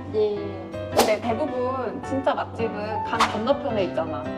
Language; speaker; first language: Korean; native; Korean